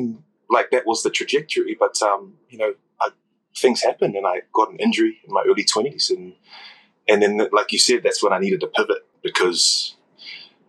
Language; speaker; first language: English; native; English